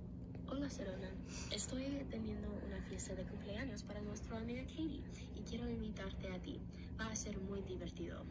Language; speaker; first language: Spanish; non-native, learner; English